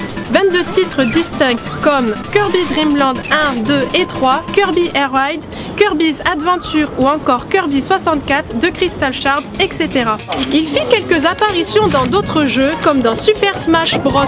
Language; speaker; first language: French; native; French